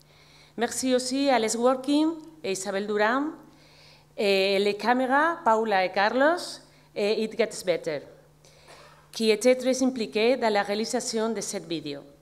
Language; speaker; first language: French; non-native, learner; Spanish